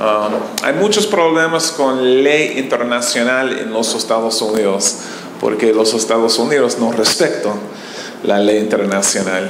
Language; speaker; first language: Spanish; non-native, learner; English